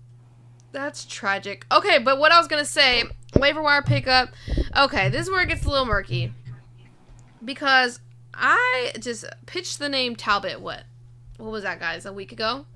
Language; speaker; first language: English; native; English